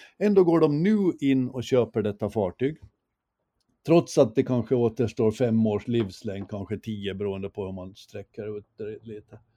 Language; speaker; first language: Swedish; native; Swedish